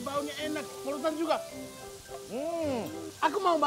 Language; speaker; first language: Indonesian; non-native, learner; Japanese